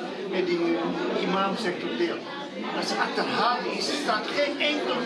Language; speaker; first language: Dutch; non-native, learner; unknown